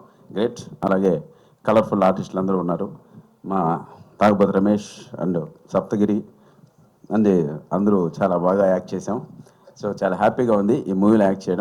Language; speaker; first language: Telugu; native; Telugu